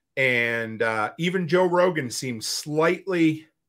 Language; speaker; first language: English; native; English